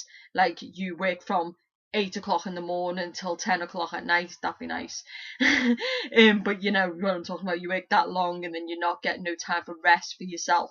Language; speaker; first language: English; native; English